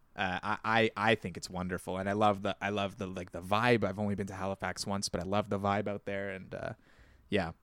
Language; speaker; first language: English; native; English